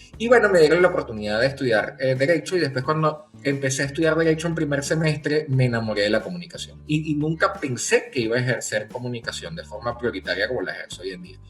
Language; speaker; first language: Spanish; native; Spanish